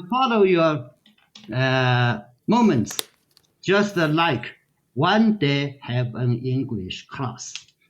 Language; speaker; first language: English; non-native, learner; Chinese